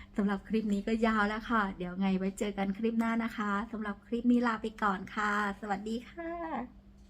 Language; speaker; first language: Thai; native; Thai